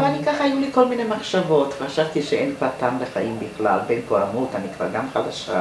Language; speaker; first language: Hebrew; non-native, fluent; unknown